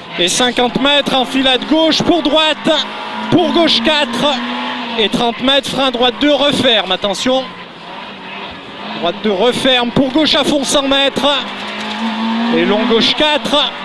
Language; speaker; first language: French; native; French